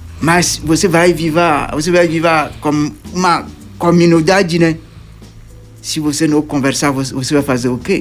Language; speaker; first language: Portuguese; non-native, learner; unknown